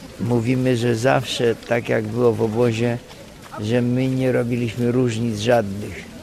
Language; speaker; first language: Polish; native; Polish